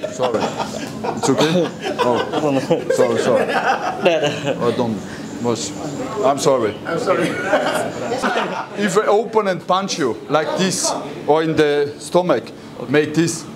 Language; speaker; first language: English; non-native, fluent; German